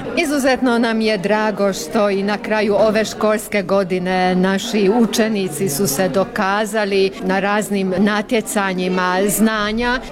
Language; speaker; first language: Croatian; early bilingual, heritage; Croatian